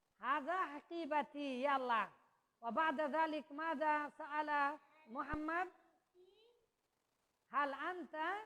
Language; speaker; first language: Arabic; non-native, fluent; Bangla